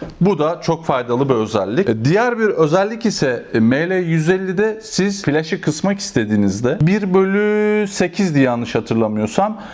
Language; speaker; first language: Turkish; native; Turkish